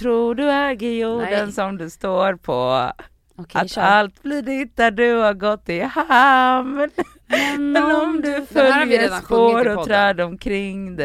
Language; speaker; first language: Swedish; native; Swedish